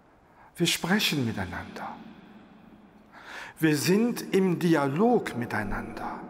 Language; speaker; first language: German; non-native, local second language; Luxembourgish